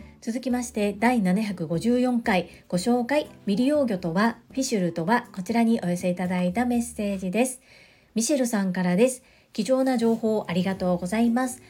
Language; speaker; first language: Japanese; native; Japanese